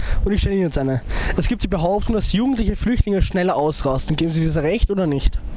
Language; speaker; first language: German; native; German